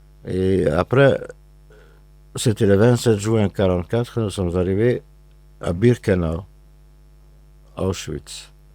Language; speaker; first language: French; non-native, fluent; Hungarian